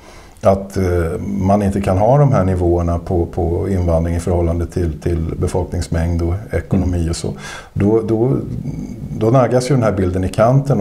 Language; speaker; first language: Swedish; native; Swedish